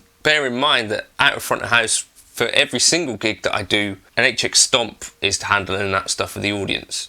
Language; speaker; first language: English; native; English